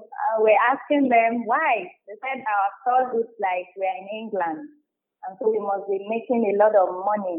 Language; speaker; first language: English; non-native, local second language; Yoruba